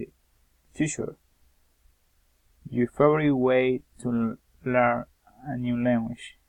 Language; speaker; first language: English; non-native, learner; Spanish